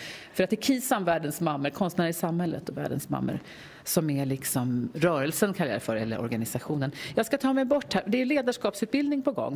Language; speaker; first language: Swedish; native; Swedish